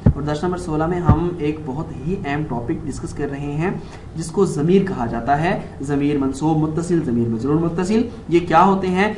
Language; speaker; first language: Urdu; native; Urdu